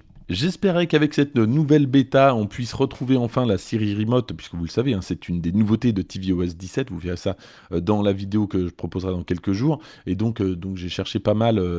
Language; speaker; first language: French; native; French